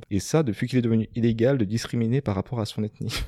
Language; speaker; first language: French; non-native, fluent; Swedish